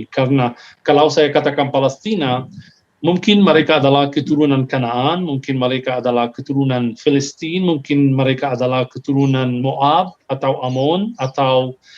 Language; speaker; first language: Indonesian; non-native, fluent; Hebrew